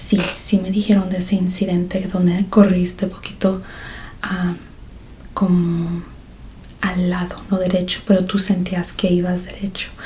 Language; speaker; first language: Spanish; early bilingual, heritage; Spanish